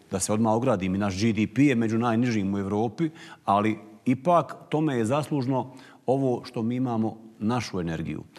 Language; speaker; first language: Bosnian; native; Bosnian